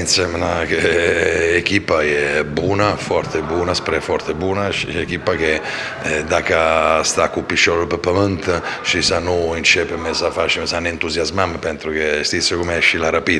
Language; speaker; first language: Romanian; non-native, fluent; Italian